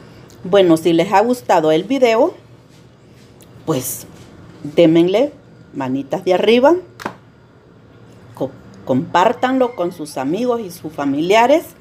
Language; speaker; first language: Spanish; native; Spanish